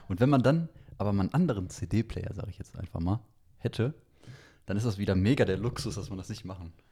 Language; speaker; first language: German; native; German